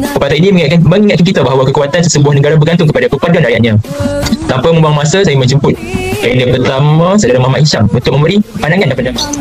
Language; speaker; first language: Malay; native; Malay